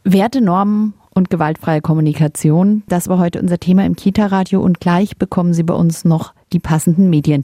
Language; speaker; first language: German; native; German